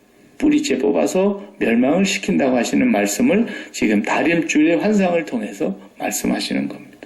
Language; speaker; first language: Korean; native; Korean